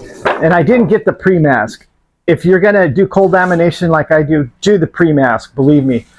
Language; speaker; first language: English; native; English